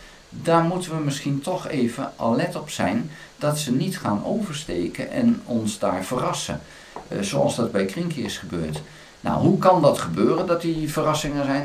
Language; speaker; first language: Dutch; native; Dutch